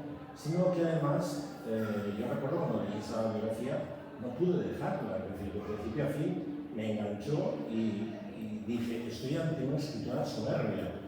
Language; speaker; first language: Spanish; native; Spanish